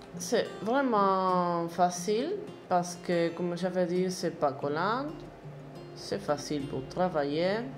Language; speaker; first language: French; non-native, learner; Spanish